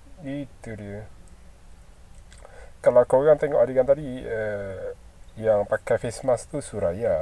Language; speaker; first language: Malay; native; Malay